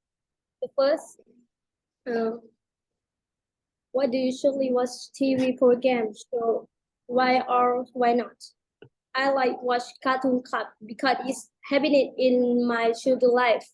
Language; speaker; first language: English; non-native, learner; Thai